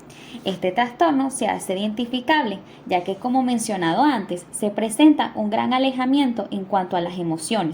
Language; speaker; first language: Spanish; native; Spanish